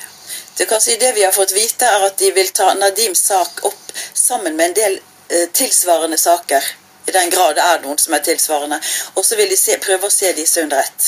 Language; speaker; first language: Norwegian; native; Norwegian